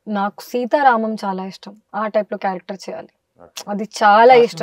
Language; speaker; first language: Telugu; non-native, local second language; Hindi